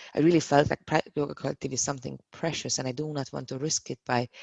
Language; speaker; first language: English; non-native, fluent; Hungarian